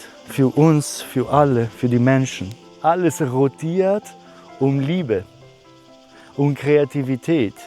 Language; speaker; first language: German; non-native, learner; Italian